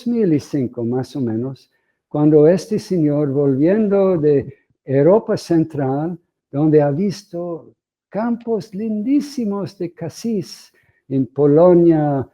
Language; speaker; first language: Spanish; non-native, fluent; English